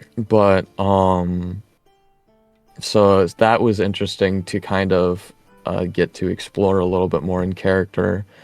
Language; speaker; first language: English; native; English